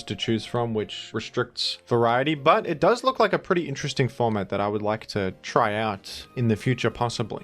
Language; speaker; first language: English; native; English